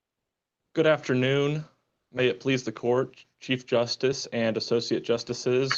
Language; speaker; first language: English; native; English